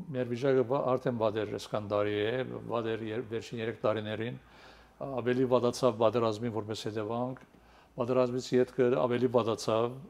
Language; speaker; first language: Armenian; early bilingual, heritage; Armenian